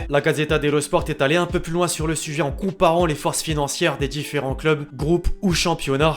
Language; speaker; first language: French; native; French